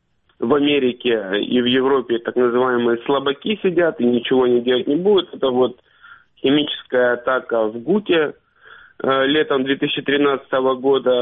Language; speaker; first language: Russian; native; Russian